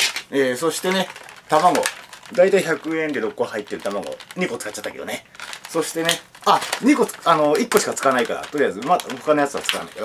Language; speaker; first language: Japanese; native; Japanese